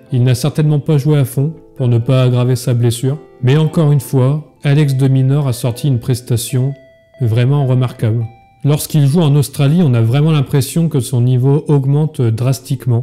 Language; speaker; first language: French; native; French